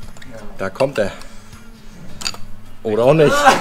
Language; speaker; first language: German; native; German